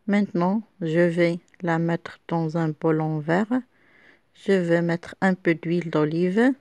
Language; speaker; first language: French; non-native, local second language; Arabic